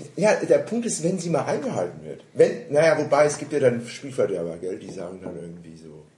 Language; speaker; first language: German; native; German